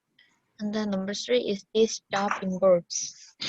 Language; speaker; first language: English; non-native, learner; Korean